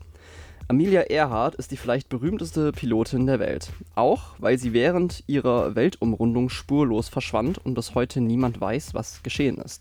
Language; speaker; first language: German; native; German